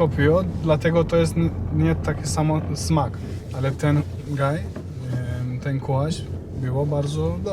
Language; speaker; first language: Polish; non-native, learner; Turkish